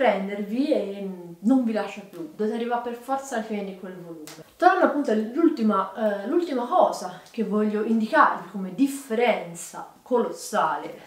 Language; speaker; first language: Italian; native; Italian